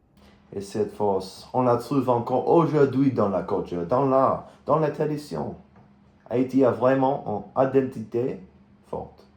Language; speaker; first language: French; non-native, learner; English